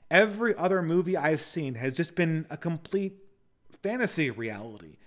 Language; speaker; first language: English; native; English